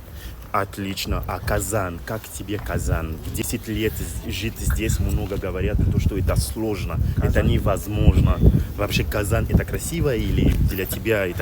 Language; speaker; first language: Russian; non-native, learner; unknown